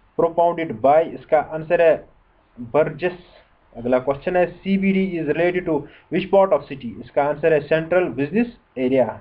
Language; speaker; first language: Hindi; non-native, local second language; Kashmiri